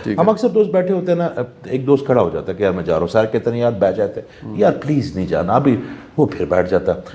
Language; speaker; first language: Urdu; non-native, local second language; Punjabi